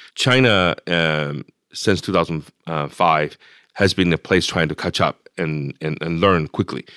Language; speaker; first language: English; non-native, fluent; Chinese